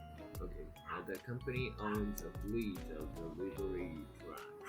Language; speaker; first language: English; non-native, fluent; Japanese